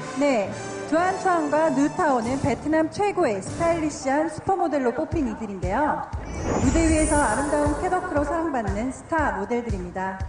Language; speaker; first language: Korean; native; Korean